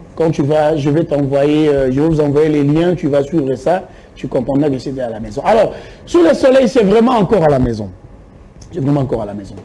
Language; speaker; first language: French; non-native, local second language; Lingala